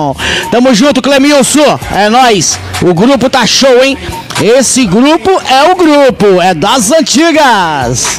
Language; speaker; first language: Portuguese; native; Portuguese